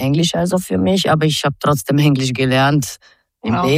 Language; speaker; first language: German; non-native, fluent; Croatian